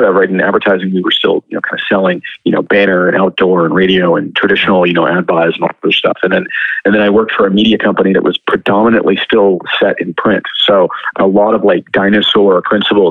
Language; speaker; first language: English; native; English